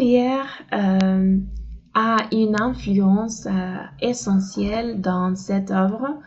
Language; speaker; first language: French; non-native, fluent; Spanish